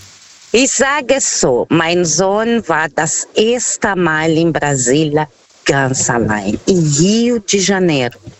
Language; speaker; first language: German; non-native, learner; Portuguese